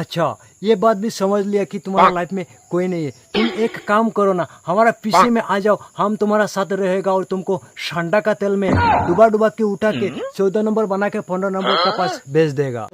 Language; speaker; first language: Hindi; non-native, local second language; Sylheti